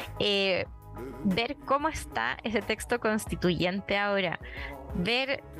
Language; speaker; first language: Spanish; native; Spanish